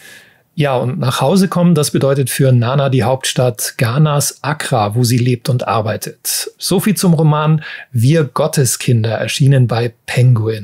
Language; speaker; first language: German; native; German